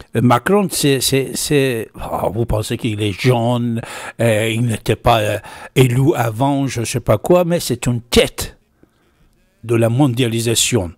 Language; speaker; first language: French; non-native, fluent; Persian